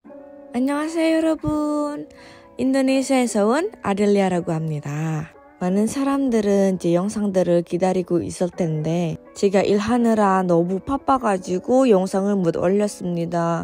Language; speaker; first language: Korean; non-native, fluent; Indonesian